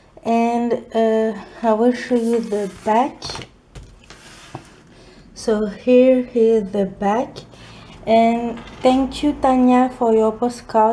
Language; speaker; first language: English; non-native, learner; French